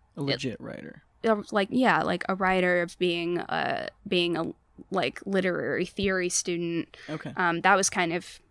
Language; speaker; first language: English; native; English